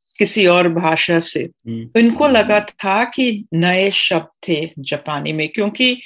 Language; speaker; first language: Hindi; non-native, fluent; English